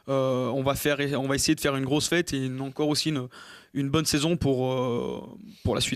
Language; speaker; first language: French; native; French